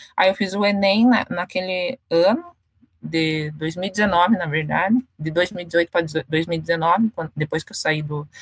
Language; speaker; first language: Portuguese; native; Portuguese